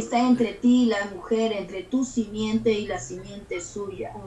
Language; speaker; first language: Spanish; native; Spanish